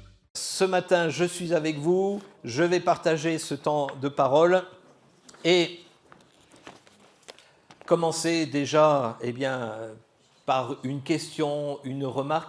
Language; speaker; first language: French; native; French